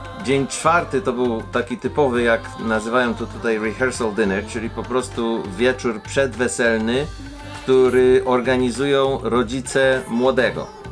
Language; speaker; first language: Polish; native; Polish